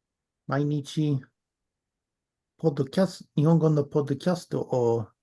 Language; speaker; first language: Japanese; non-native, learner; English